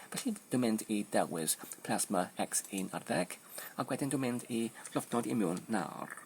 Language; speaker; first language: Welsh; non-native, learner; Polish